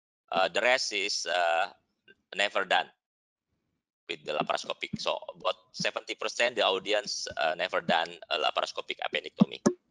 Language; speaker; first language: English; non-native, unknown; Indonesian